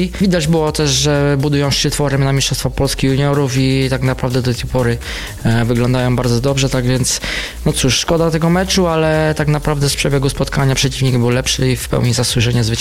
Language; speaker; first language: Polish; native; Polish